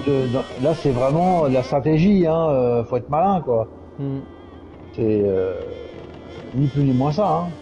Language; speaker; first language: French; native; French